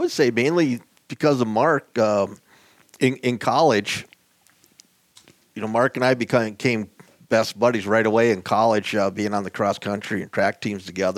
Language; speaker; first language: English; native; English